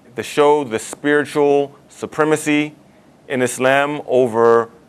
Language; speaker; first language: English; native; English